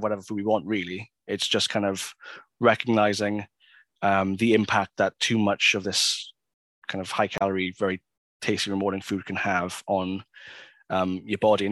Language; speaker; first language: English; native; English